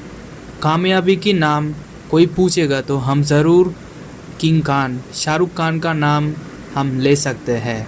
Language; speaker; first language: Hindi; non-native, local second language; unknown